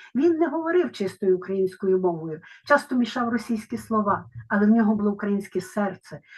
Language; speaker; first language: Ukrainian; native; Ukrainian